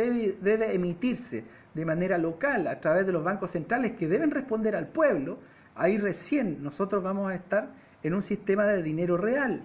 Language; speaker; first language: Spanish; native; Spanish